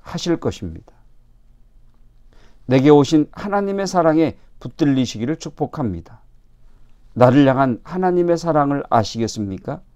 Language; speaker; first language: Korean; native; Korean